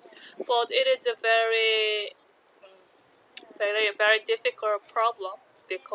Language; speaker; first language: English; non-native, learner; Korean